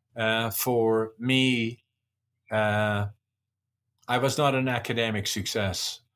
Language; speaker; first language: English; non-native, fluent; Dutch